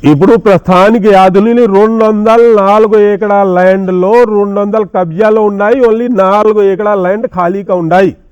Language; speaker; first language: Telugu; non-native, local second language; Hindi